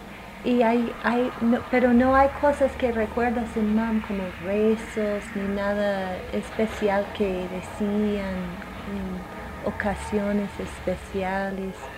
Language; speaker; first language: Spanish; non-native, fluent; English